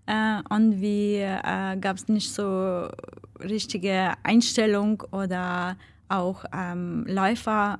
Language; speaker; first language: German; non-native, fluent; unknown